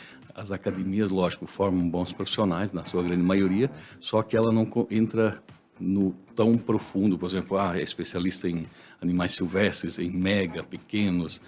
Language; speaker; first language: Portuguese; native; Portuguese